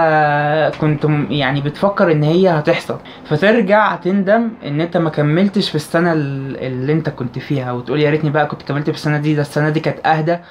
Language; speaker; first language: Arabic; native; Arabic